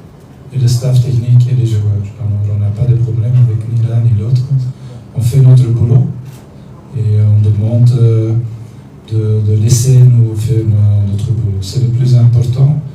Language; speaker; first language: French; non-native, learner; Dutch